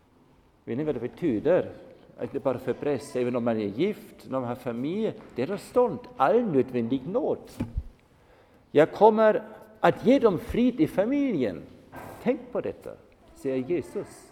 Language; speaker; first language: Swedish; non-native, fluent; German